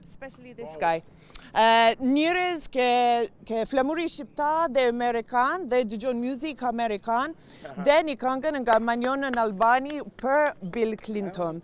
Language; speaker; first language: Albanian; non-native, learner; English